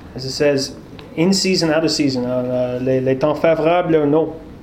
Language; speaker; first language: English; native; English